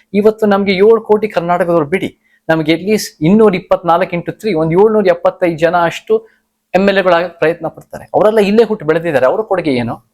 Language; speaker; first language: Kannada; early bilingual, heritage; Kannada